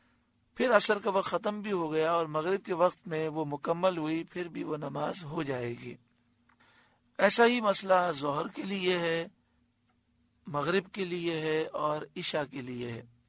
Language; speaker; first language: Urdu; native; Urdu